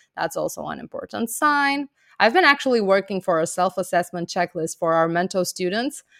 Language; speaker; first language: English; non-native, fluent; Romanian